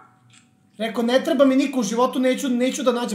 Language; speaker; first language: Bosnian; native; Bosnian